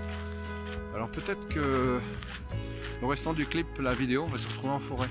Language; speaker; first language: French; native; French